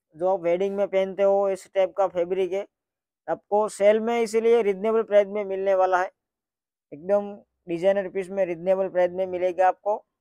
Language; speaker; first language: Hindi; non-native, local second language; Gujarati